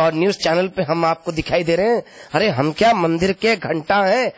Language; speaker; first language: Hindi; native; Hindi